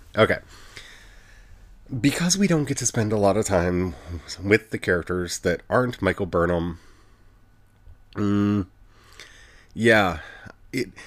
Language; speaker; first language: English; native; English